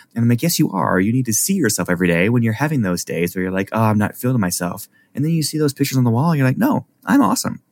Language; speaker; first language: English; native; English